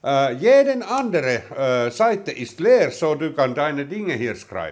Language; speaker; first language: German; non-native, learner; Finnish